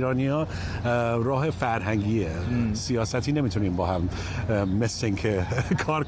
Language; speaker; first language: Persian; early bilingual, heritage; English